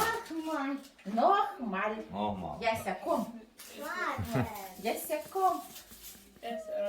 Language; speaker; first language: German; non-native, learner; Ukrainian